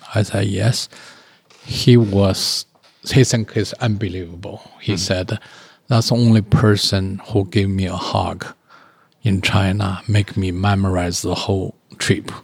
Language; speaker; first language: English; non-native, learner; Chinese